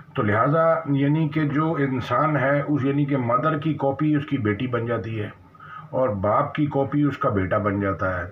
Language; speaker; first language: Urdu; native; Urdu